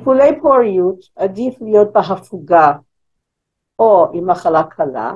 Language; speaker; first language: Hebrew; non-native, fluent; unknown